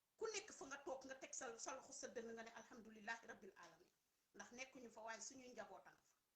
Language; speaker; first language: Wolof; non-native, local second language; Serer